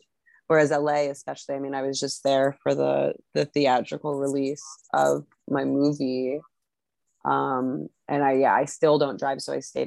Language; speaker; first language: English; native; English